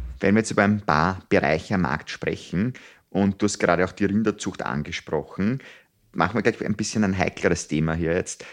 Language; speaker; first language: German; native; German